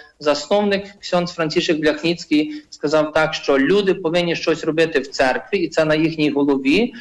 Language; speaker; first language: Ukrainian; non-native, fluent; Polish